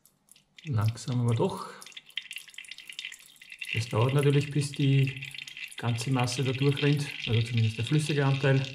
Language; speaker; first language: German; native; German